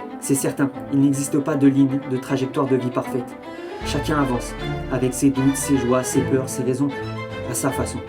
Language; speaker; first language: French; native; French